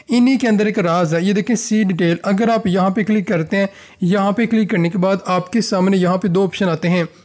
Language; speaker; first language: Urdu; native; Urdu